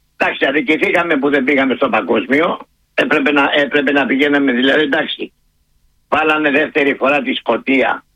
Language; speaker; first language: Greek; native; Greek